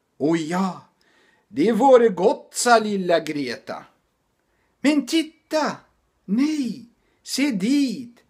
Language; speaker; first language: Swedish; non-native, fluent; Arabic